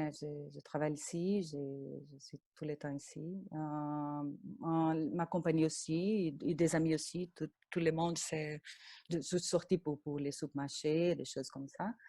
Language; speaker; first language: French; non-native, fluent; Portuguese